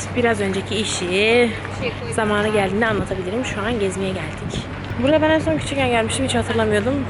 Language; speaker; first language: Turkish; early bilingual, heritage; Turkish